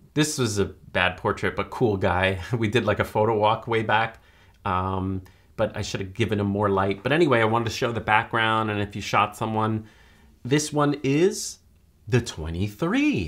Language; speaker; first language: English; native; English